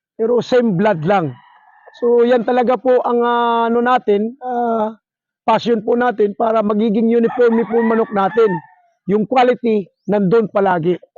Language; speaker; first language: Filipino; non-native, local second language; Surigaonon